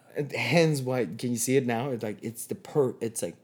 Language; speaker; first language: English; non-native, fluent; Spanish